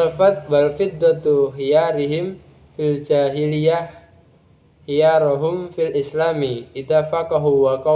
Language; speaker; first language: Arabic; non-native, learner; Indonesian